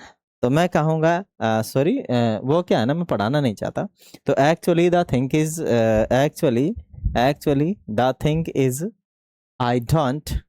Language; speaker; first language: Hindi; native; Hindi